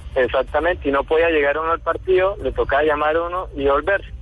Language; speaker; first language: Spanish; native; Spanish